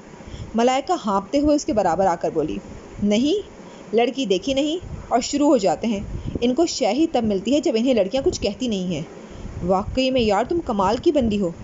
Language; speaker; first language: Urdu; native; Urdu